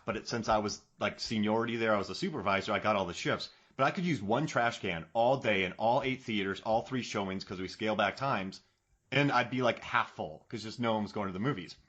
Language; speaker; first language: English; native; English